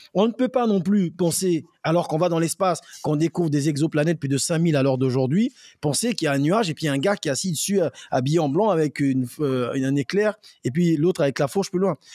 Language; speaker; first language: French; native; French